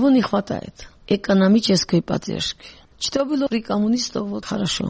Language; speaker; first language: Russian; non-native, local second language; Georgian